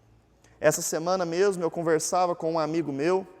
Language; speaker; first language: Portuguese; native; Portuguese